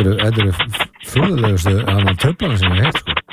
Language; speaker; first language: Icelandic; native; Icelandic